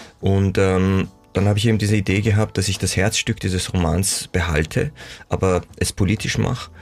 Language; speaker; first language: German; early bilingual, other home language; Persian